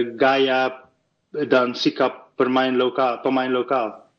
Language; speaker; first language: Indonesian; early bilingual, heritage; Dutch